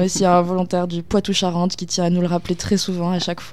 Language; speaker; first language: French; native; French